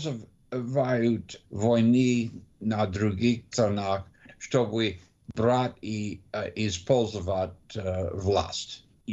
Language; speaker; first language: Russian; non-native, learner; English